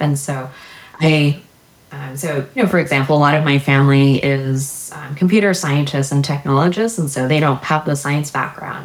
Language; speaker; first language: English; native; English